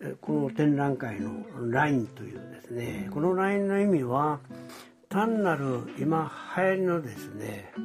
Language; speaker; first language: Japanese; native; Japanese